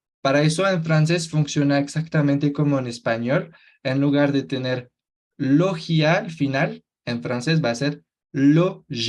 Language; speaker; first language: Spanish; non-native, fluent; French